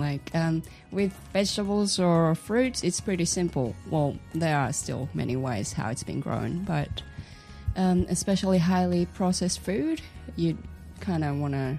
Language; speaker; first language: English; non-native, fluent; Japanese